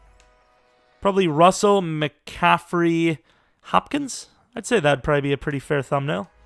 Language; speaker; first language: English; native; English